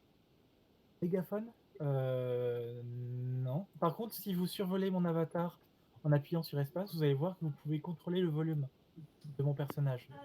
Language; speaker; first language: French; native; French